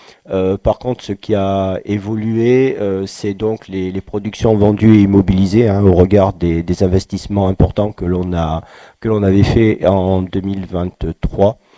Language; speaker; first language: French; native; French